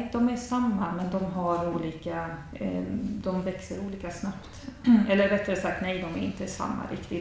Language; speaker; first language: Swedish; native; Swedish